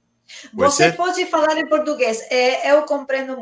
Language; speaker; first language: Portuguese; non-native, learner; Spanish